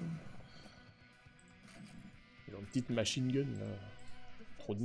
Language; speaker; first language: French; native; French